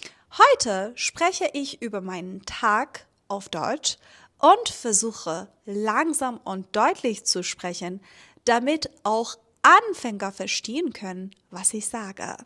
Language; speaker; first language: German; non-native, fluent; Persian